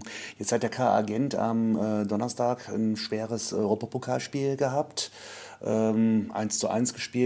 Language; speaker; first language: German; native; German